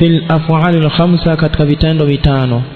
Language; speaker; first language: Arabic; non-native, fluent; Swahili